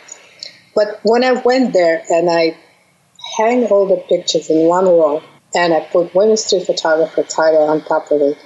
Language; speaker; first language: English; non-native, fluent; Russian